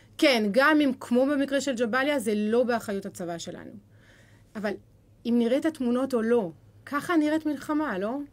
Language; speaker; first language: Hebrew; native; Hebrew